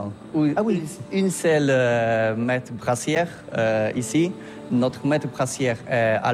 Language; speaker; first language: French; non-native, fluent; Polish